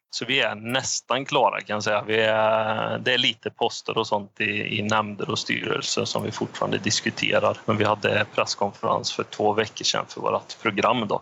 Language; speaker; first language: Swedish; native; Swedish